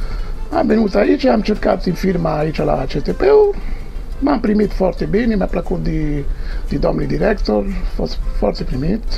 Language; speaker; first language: Romanian; non-native, learner; Italian